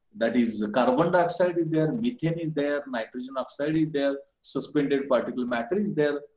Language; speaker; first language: English; non-native, local second language; Marathi